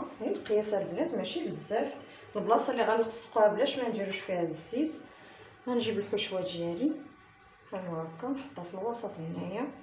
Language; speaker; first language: Arabic; native; Arabic